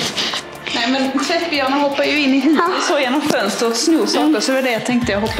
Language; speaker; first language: Swedish; native; Swedish